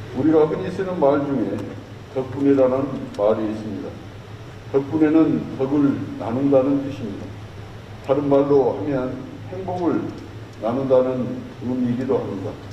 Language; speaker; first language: Korean; native; Korean